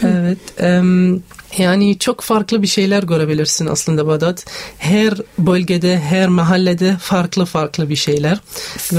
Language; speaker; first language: Turkish; non-native, learner; Arabic